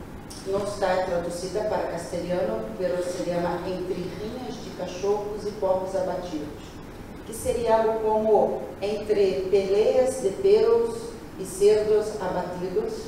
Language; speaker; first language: Spanish; non-native, learner; Portuguese